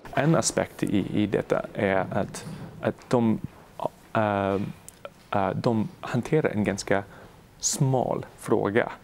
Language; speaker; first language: Swedish; non-native, fluent; English